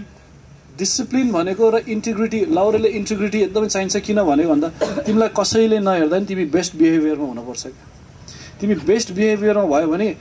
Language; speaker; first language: Nepali; native; Nepali